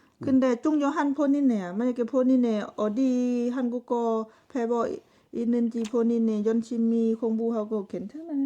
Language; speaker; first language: Korean; non-native, learner; Lao